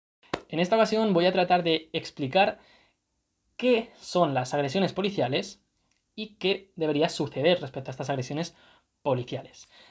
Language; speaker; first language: Spanish; native; Spanish